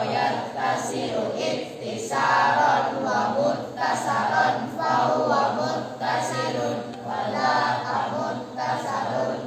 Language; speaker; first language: Arabic; non-native, learner; Indonesian